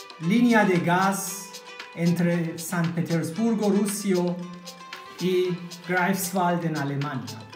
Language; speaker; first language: Spanish; non-native, fluent; German